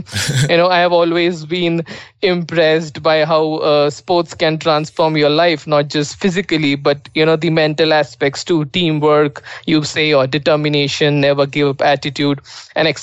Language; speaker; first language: English; non-native, local second language; Marathi